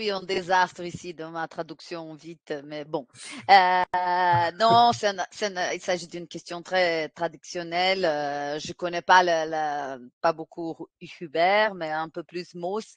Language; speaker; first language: French; non-native, fluent; Portuguese